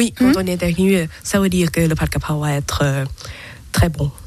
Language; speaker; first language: French; non-native, learner; Thai